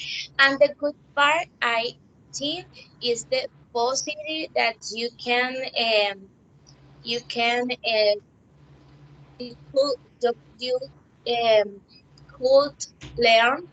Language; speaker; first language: English; non-native, learner; Spanish